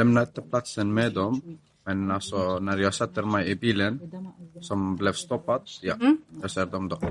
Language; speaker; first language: Swedish; non-native, fluent; Arabic